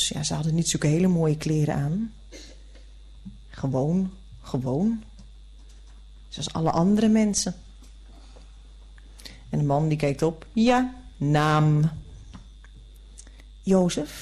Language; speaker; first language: Dutch; native; Dutch